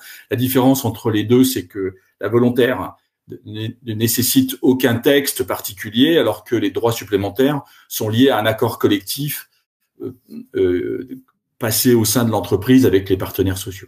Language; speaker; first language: French; native; French